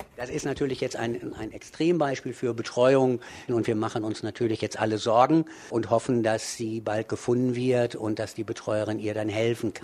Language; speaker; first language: German; native; German